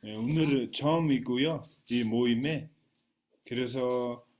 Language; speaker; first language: Korean; non-native, fluent; Mongolian